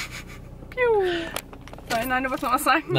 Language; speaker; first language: German; native; German